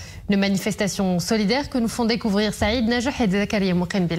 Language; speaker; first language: French; non-native, local second language; Arabic